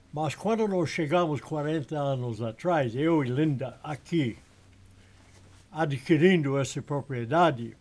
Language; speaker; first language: Portuguese; non-native, learner; English